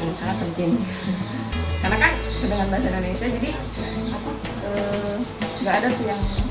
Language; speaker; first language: Indonesian; non-native, local second language; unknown